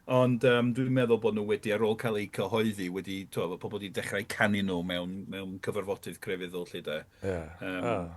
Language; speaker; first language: Welsh; non-native, fluent; English